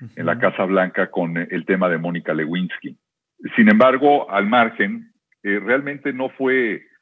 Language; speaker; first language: Spanish; native; Spanish